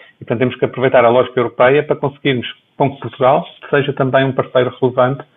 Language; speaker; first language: Portuguese; native; Portuguese